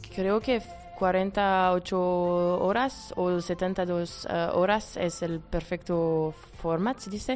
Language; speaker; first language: Spanish; non-native, fluent; French